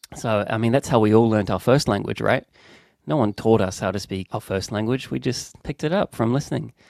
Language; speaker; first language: English; native; English